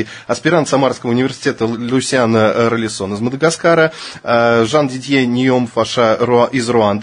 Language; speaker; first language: Russian; native; Russian